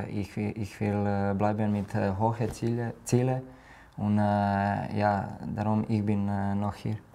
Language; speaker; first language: German; non-native, learner; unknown